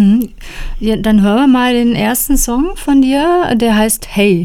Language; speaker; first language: German; native; German